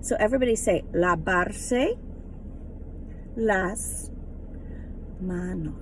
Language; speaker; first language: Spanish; non-native, fluent; English